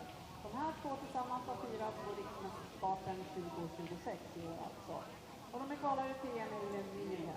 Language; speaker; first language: Swedish; native; Swedish